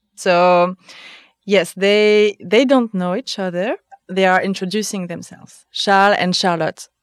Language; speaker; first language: English; non-native, fluent; French